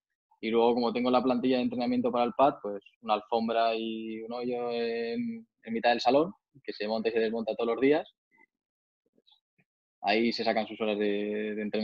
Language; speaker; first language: Spanish; native; Spanish